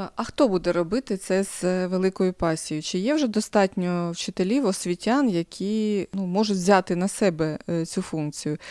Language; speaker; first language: Ukrainian; native; Ukrainian